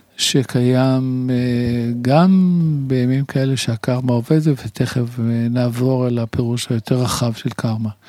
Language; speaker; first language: Hebrew; native; Hebrew